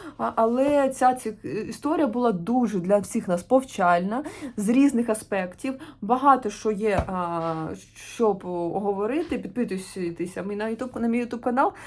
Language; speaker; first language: Ukrainian; non-native, local second language; Russian